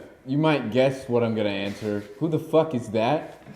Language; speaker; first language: English; native; English